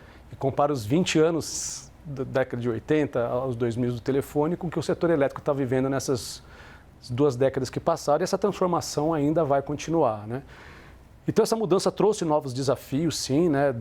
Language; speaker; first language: Portuguese; native; Portuguese